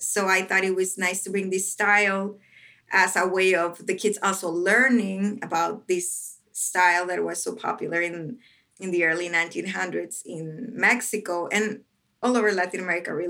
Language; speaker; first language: English; non-native, fluent; Spanish